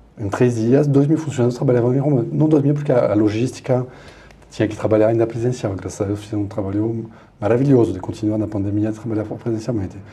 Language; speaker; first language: Portuguese; non-native, fluent; French